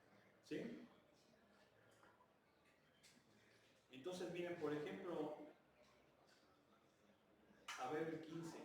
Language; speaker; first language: Spanish; native; Spanish